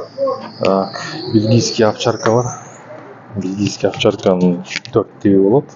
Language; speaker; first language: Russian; non-native, local second language; Kyrgyz